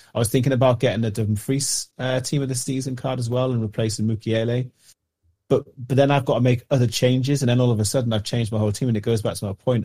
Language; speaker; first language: English; native; English